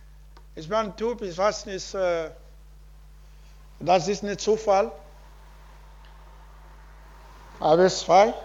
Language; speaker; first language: German; non-native, learner; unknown